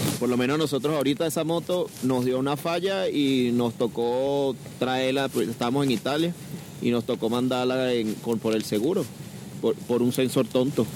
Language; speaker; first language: Spanish; native; Spanish